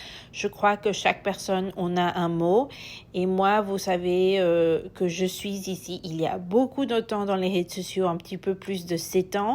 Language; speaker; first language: French; non-native, fluent; Spanish